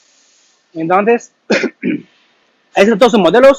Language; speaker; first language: Spanish; non-native, learner; Chinese